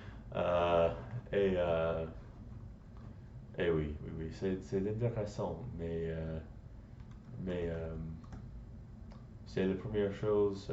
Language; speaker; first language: French; non-native, learner; English